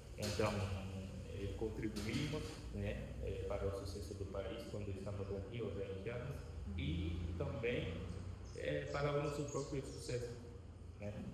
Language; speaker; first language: Portuguese; non-native, fluent; Haitian Creole